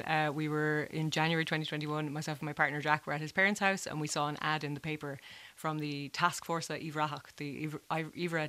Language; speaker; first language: English; native; English